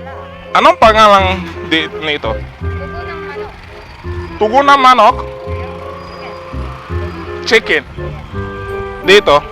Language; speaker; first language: Filipino; non-native, learner; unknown